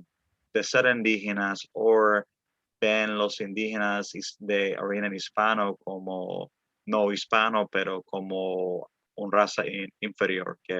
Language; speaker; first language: Spanish; early bilingual, other home language; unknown